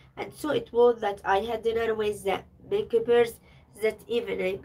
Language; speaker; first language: English; non-native, fluent; Arabic